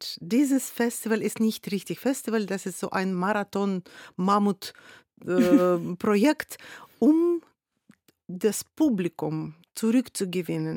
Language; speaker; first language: German; non-native, fluent; Russian